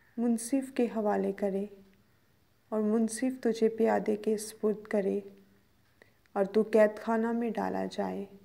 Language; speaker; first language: Urdu; non-native, local second language; Punjabi